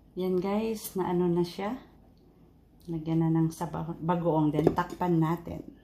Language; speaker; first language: Filipino; non-native, local second language; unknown